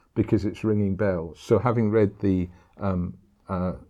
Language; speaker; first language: English; native; English